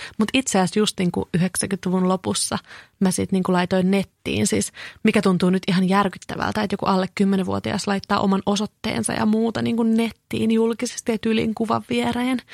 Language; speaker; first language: Finnish; native; Finnish